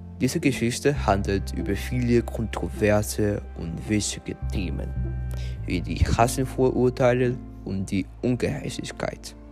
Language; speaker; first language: German; non-native, fluent; Portuguese